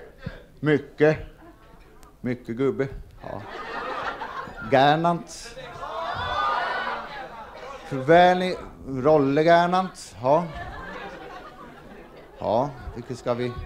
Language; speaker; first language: Swedish; native; Swedish